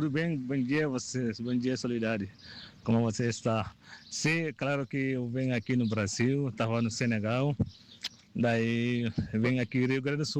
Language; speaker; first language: Portuguese; non-native, learner; Wolof